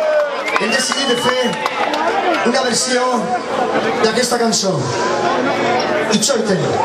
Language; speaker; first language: Catalan; non-native, local second language; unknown